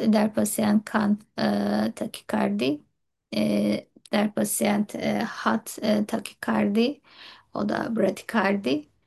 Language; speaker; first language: German; non-native, learner; Turkish